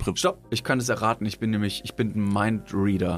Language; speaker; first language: German; native; German